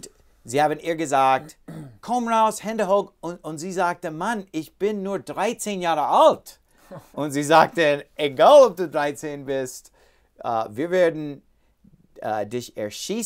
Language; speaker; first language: German; non-native, learner; English